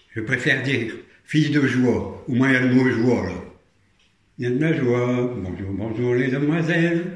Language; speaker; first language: French; native; French